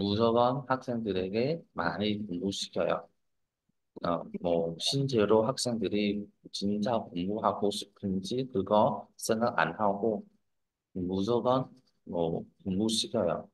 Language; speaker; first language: Korean; non-native, fluent; Vietnamese